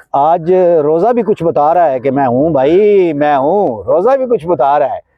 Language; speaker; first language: Urdu; non-native, local second language; Punjabi